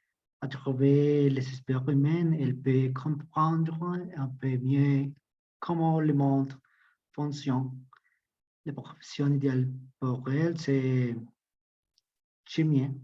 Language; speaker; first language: French; non-native, learner; Spanish